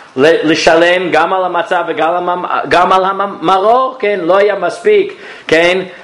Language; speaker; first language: Hebrew; non-native, fluent; English